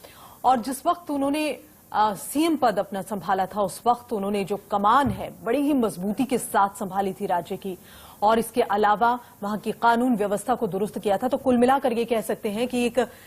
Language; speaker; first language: Hindi; native; Hindi